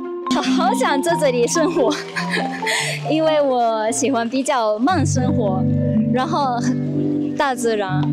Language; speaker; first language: Chinese; non-native, fluent; Japanese